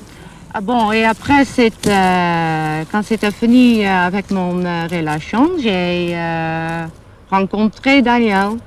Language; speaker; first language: French; non-native, fluent; German